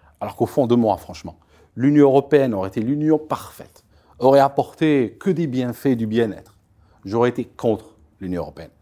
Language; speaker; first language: French; non-native, local second language; Arabic